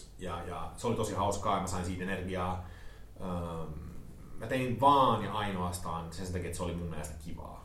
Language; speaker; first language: Finnish; early bilingual, heritage; Finnish